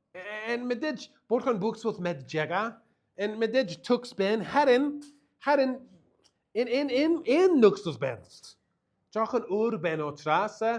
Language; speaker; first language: Mongolian; non-native, fluent; English